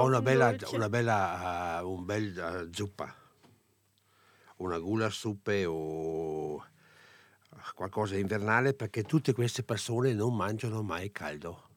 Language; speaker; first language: Italian; non-native, local second language; German